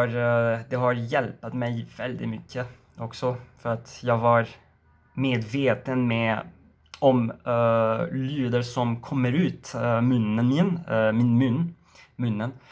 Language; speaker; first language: Swedish; non-native, learner; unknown